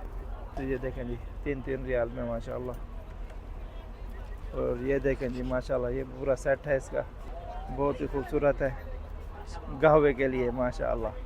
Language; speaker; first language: Hindi; native; Hindi